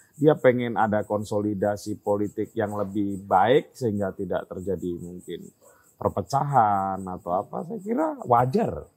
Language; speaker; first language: Indonesian; native; Indonesian